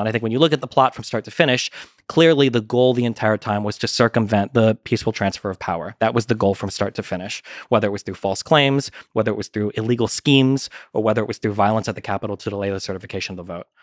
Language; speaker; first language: English; native; English